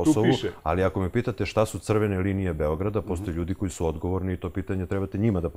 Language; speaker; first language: Serbian; native; Serbian